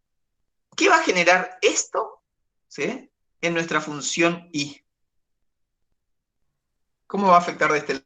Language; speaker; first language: Spanish; native; Spanish